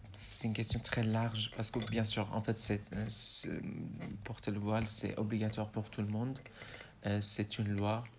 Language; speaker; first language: French; non-native, fluent; Persian